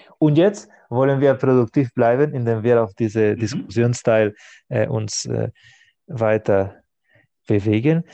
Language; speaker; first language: German; non-native, fluent; Spanish